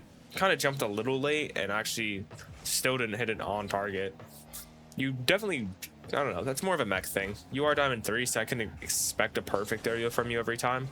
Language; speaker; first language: English; native; English